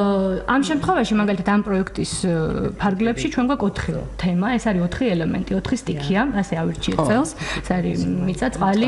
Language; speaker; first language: Georgian; native; Georgian